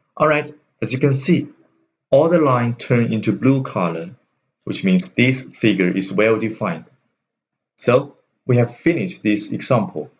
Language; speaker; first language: English; non-native, fluent; Chinese